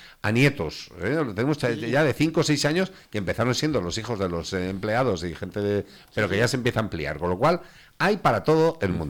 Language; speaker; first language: Spanish; native; Spanish